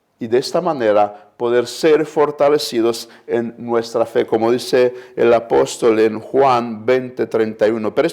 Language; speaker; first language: Spanish; non-native, fluent; Romanian